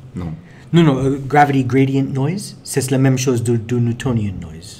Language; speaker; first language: French; non-native, learner; English